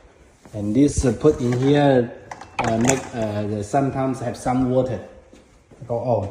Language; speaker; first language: English; non-native, learner; Chinese